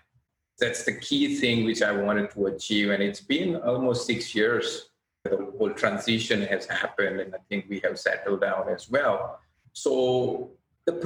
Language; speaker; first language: English; non-native, local second language; Gujarati